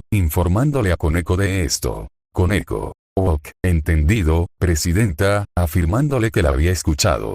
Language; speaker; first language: Spanish; native; Spanish